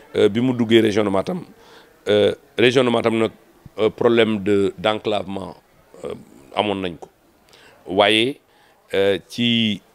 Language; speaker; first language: French; non-native, local second language; Fula